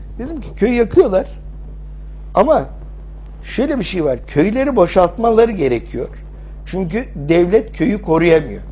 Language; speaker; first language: Turkish; early bilingual, heritage; English